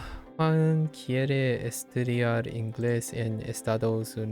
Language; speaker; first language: Spanish; non-native, learner; English